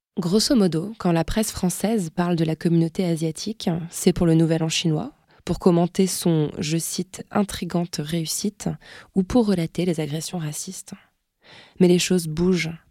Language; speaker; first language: French; native; French